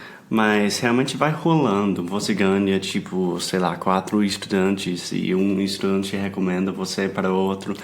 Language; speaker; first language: Portuguese; non-native, fluent; English